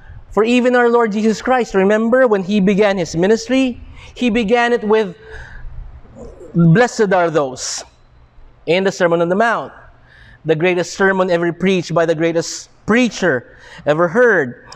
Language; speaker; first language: English; non-native, local second language; Filipino